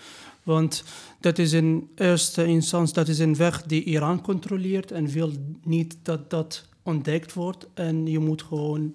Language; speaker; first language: Dutch; non-native, fluent; Persian